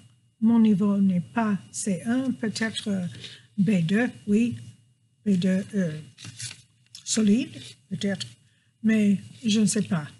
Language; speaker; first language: French; non-native, fluent; English